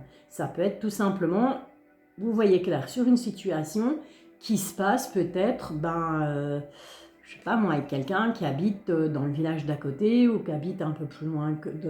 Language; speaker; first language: French; native; French